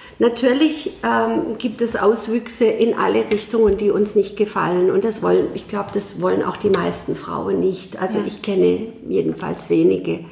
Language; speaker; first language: German; native; German